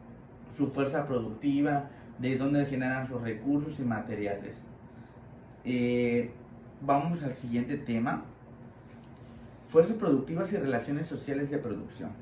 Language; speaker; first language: Spanish; native; Spanish